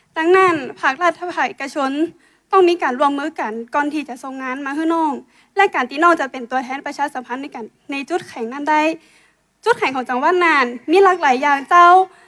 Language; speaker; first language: Thai; native; Thai